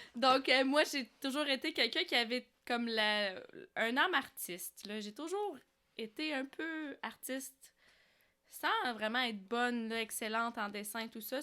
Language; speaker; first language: French; early bilingual, other home language; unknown